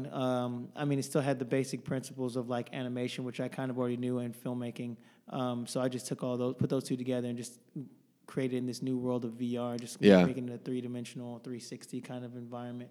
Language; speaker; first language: English; native; English